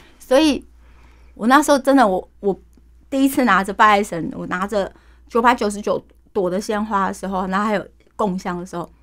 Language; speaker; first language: Chinese; native; Chinese